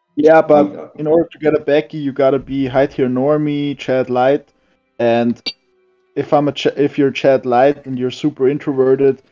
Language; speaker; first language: English; non-native, fluent; German